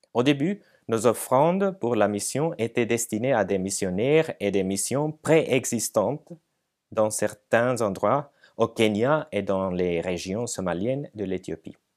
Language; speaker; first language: French; non-native, fluent; Finnish